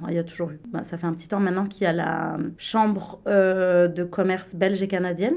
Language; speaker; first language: French; native; French